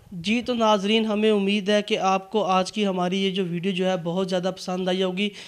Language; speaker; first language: Urdu; non-native, local second language; Punjabi